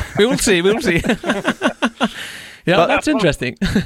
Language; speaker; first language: English; non-native, fluent; Icelandic